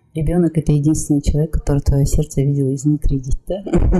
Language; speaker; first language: Russian; non-native, local second language; Kazakh